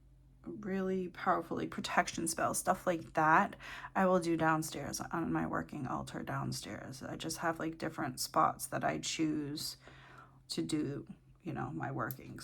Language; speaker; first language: English; native; English